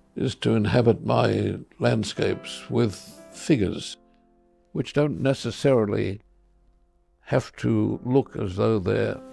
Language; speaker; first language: English; native; English